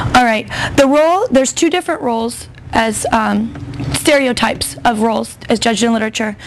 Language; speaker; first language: English; native; English